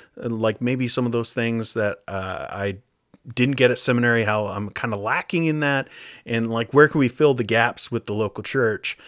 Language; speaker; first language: English; native; English